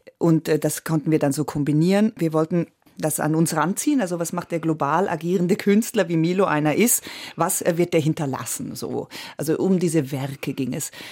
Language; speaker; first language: German; early bilingual, other home language; Italian